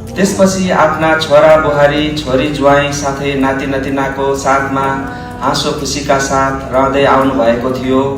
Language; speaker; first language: Nepali; native; Nepali